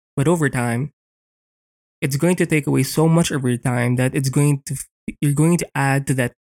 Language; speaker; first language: English; non-native, local second language; Filipino